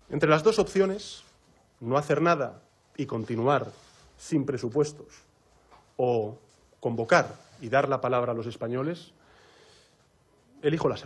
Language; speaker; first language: Spanish; native; Spanish